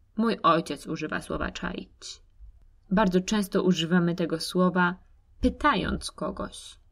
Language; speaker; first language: Polish; native; Polish